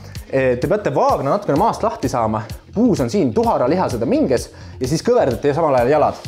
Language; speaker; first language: Estonian; native; Estonian